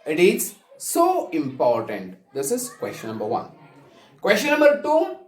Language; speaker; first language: English; non-native, local second language; Kannada